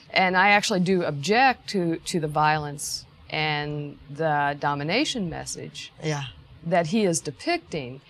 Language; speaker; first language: English; native; English